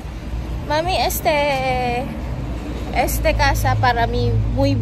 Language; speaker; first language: Spanish; non-native, learner; Filipino